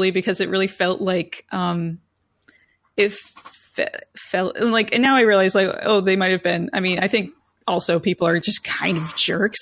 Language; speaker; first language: English; native; English